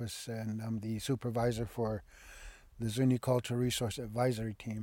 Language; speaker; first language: English; early bilingual, other home language; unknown